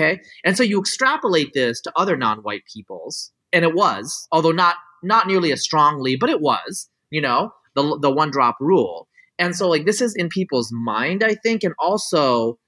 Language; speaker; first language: English; early bilingual, other home language; Bangla